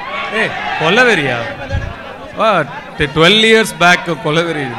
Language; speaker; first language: Telugu; non-native, learner; Tamil